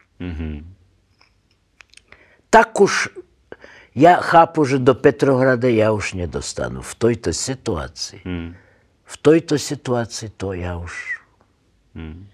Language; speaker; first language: Czech; non-native, learner; Russian